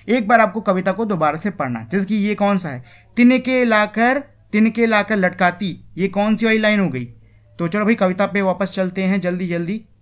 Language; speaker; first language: Hindi; native; Hindi